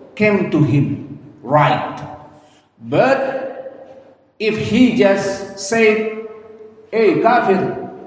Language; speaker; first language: English; non-native, learner; Indonesian